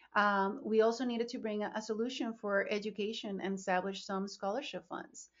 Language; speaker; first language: English; non-native, fluent; Spanish